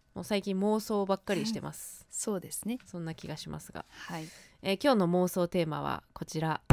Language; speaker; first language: Japanese; native; Japanese